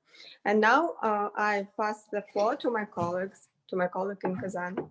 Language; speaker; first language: English; non-native, fluent; Russian